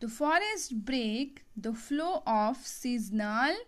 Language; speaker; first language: English; non-native, local second language; Gujarati